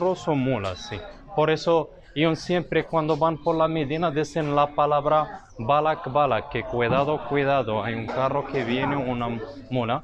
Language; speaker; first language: Spanish; non-native, fluent; Arabic